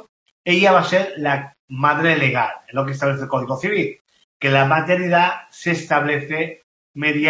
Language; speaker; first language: Spanish; native; Spanish